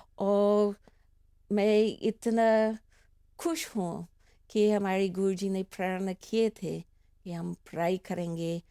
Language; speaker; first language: Hindi; non-native, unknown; English